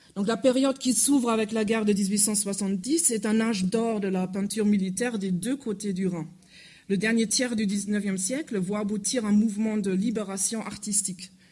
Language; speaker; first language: French; non-native, fluent; German